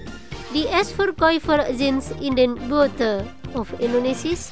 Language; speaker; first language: German; non-native, learner; Indonesian